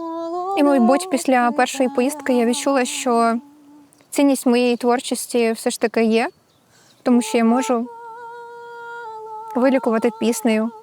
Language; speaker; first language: Ukrainian; native; Ukrainian